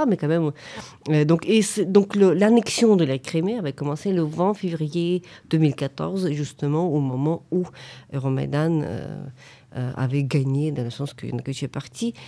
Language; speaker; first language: French; non-native, fluent; Ukrainian